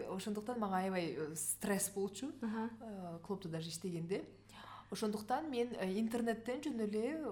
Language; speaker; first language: Kyrgyz; non-native, local second language; Russian